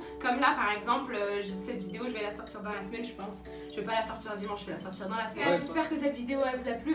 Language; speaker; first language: French; native; French